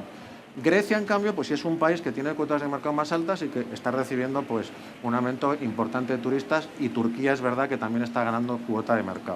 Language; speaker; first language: Spanish; native; Spanish